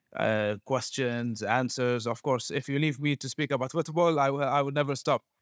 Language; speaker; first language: English; non-native, fluent; Arabic